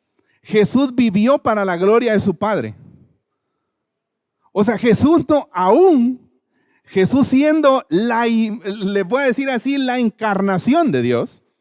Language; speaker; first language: Spanish; native; Spanish